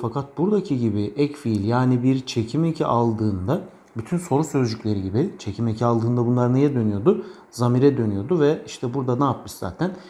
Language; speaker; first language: Turkish; native; Turkish